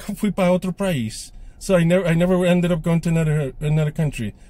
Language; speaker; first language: Portuguese; non-native, learner; English